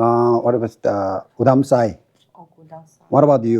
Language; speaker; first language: English; non-native, learner; Korean